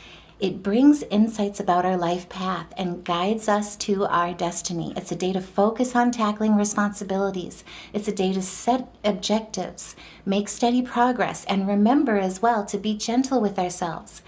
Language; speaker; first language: English; native; English